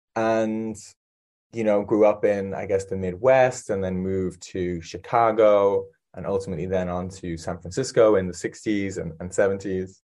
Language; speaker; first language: English; native; English